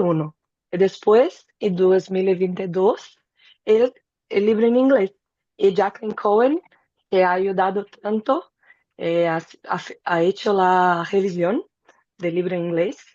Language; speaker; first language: Spanish; non-native, fluent; Portuguese